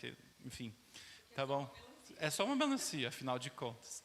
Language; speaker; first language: Portuguese; native; Portuguese